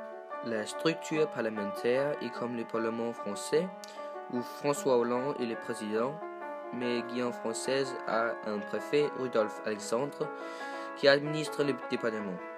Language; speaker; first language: French; non-native, learner; Danish